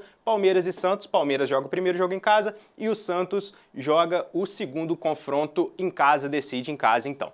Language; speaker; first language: Portuguese; native; Portuguese